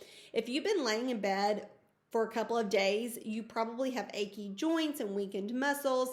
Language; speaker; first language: English; native; English